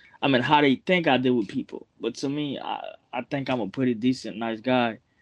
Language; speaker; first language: English; non-native, fluent; French